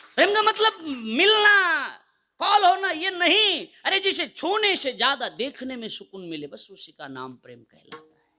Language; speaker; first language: Hindi; non-native, local second language; Marathi